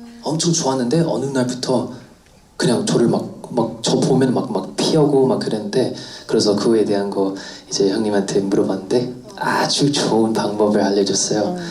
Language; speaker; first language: Korean; non-native, fluent; English